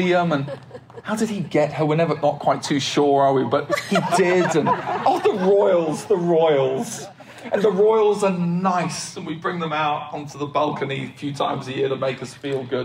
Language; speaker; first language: English; native; English